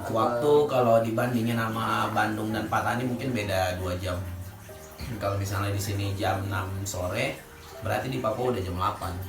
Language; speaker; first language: Indonesian; native; Indonesian